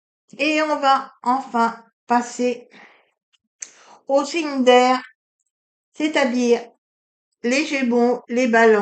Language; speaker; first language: French; native; French